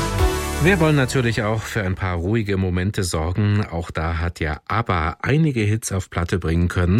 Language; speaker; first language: German; native; German